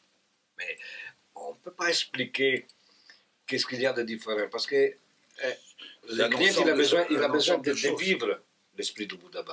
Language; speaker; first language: French; non-native, fluent; Italian